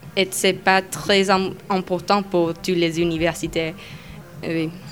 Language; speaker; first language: French; non-native, learner; English